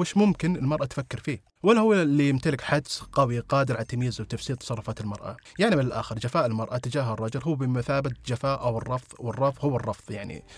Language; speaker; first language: Arabic; native; Arabic